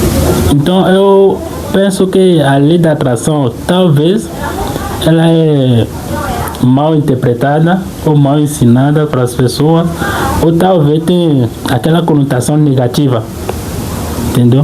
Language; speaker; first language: Portuguese; non-native, fluent; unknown